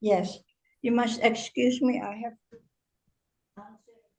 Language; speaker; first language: English; non-native, fluent; Indonesian